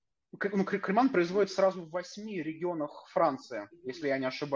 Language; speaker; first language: Russian; native; Russian